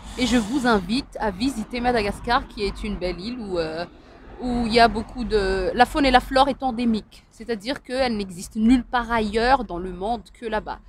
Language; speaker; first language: French; non-native, local second language; Malagasy